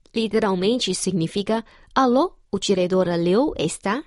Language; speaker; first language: Portuguese; non-native, fluent; Chinese